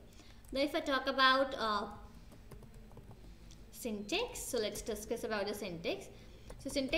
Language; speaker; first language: English; non-native, local second language; Hindi